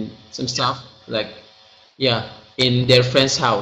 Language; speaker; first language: English; non-native, learner; Indonesian